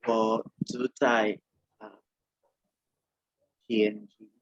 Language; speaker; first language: Chinese; non-native, learner; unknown